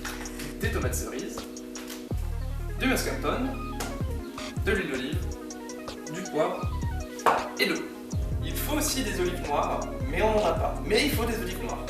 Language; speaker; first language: French; native; French